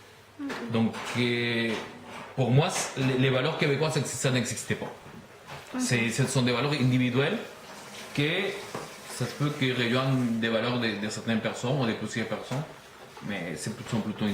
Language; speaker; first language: French; non-native, learner; Spanish